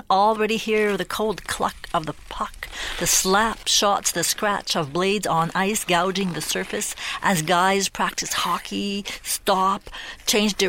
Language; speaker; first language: English; non-native, fluent; French